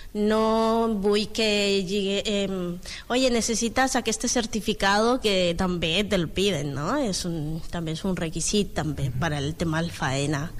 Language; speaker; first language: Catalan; non-native, learner; Spanish